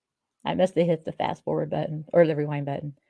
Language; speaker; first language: English; native; English